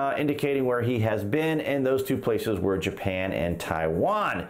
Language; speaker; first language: English; native; English